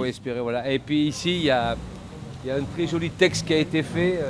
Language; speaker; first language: French; native; French